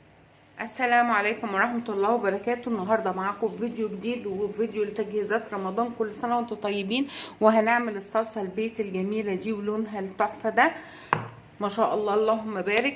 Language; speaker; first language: Arabic; native; Arabic